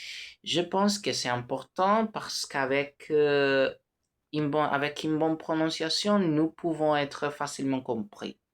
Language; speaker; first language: French; non-native, learner; Spanish